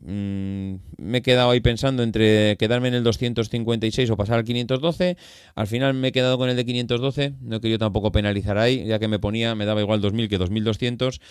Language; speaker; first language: Spanish; native; Spanish